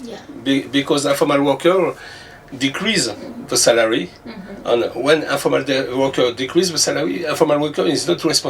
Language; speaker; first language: English; non-native, learner; French